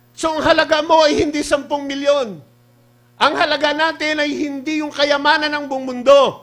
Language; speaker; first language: Filipino; non-native, local second language; Cebuano